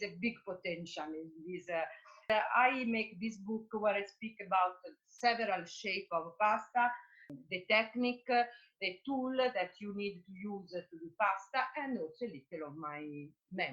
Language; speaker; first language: English; non-native, fluent; Italian